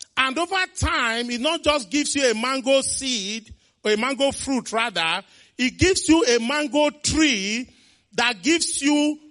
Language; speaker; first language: English; non-native, local second language; Igbo